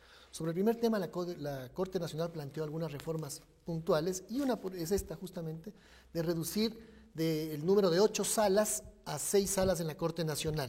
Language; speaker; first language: Spanish; native; Spanish